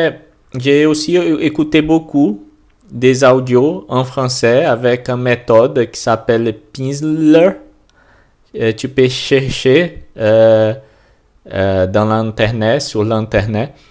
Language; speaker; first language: French; non-native, learner; Portuguese